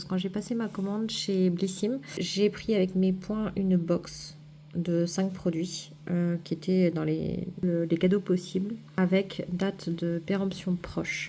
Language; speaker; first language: French; native; French